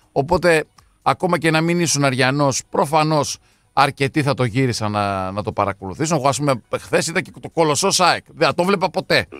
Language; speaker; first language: Greek; native; Greek